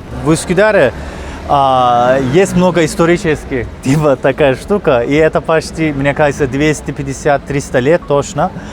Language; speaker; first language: Russian; non-native, fluent; Turkish